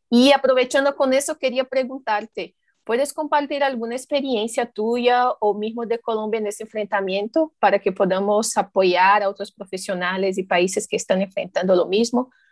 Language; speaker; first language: Spanish; non-native, fluent; Portuguese